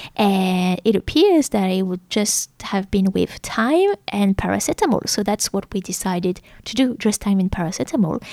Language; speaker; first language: English; non-native, fluent; French